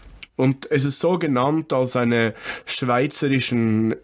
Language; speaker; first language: German; non-native, fluent; English